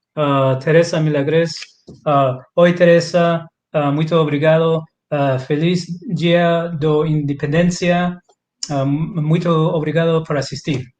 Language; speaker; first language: Portuguese; non-native, learner; English